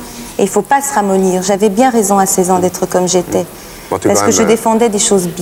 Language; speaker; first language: French; native; French